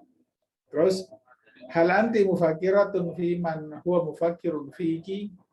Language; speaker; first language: Arabic; non-native, fluent; Indonesian